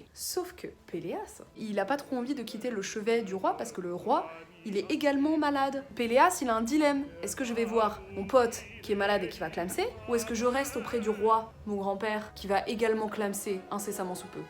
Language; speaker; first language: French; native; French